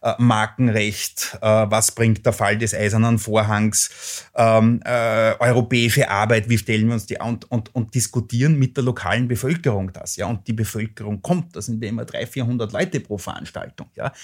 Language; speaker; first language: German; native; German